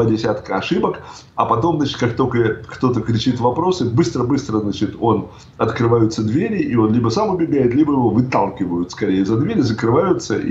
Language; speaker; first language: Russian; native; Russian